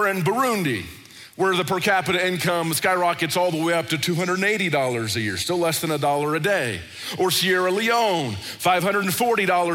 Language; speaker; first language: English; native; English